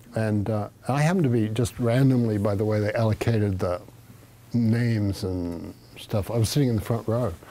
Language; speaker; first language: English; native; English